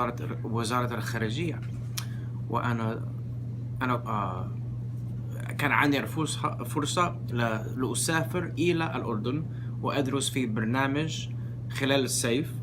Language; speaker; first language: Arabic; non-native, fluent; English